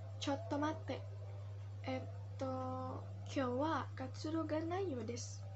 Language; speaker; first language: Japanese; non-native, learner; Indonesian